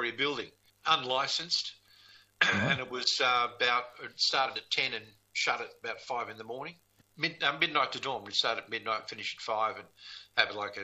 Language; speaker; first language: English; native; English